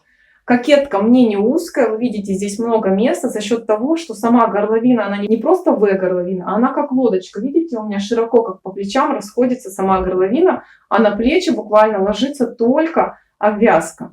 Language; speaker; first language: Russian; native; Russian